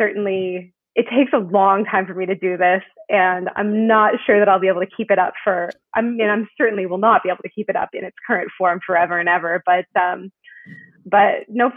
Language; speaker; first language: English; native; English